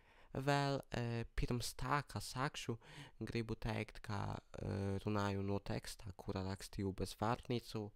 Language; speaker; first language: Latvian; non-native, learner; Polish